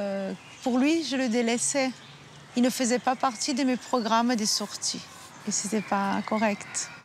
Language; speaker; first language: French; non-native, fluent; Portuguese